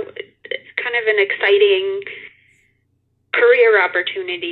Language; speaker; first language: English; native; English